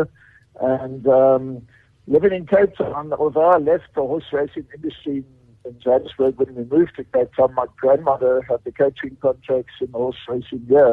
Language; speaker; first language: English; native; English